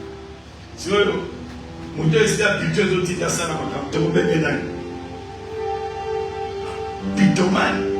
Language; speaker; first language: French; non-native, local second language; Lingala